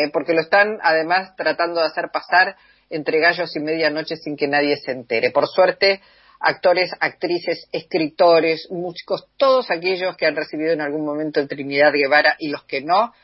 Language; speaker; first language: Spanish; native; Spanish